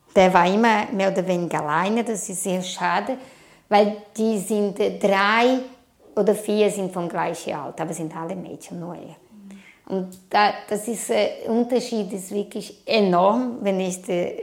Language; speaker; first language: German; non-native, fluent; Portuguese